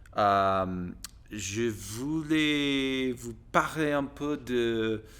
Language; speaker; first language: French; non-native, learner; English